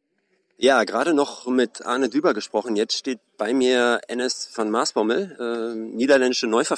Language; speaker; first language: German; native; German